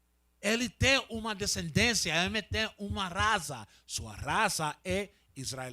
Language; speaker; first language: Portuguese; non-native, learner; Spanish